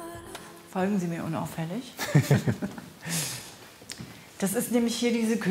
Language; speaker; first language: German; native; German